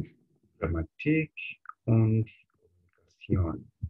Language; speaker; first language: German; non-native, fluent; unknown